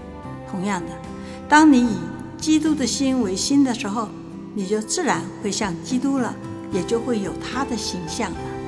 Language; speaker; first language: Chinese; native; Chinese